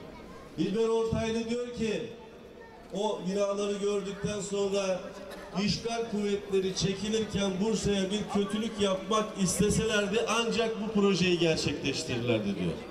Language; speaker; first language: Turkish; native; Turkish